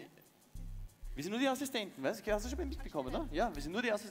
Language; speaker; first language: German; native; German